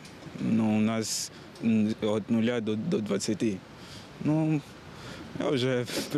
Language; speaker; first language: Russian; non-native, learner; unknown